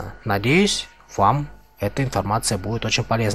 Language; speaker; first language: Russian; native; Russian